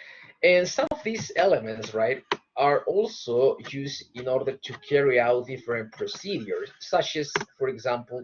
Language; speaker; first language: English; non-native, fluent; Spanish